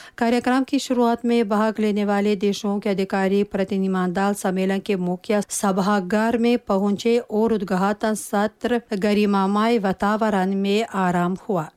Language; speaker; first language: Hindi; non-native, fluent; Tajik